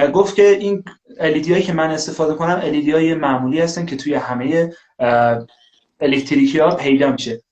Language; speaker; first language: Persian; native; Persian